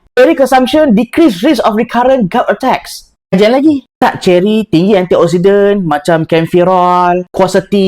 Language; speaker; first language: Malay; native; Malay